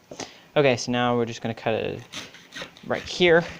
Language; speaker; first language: English; native; English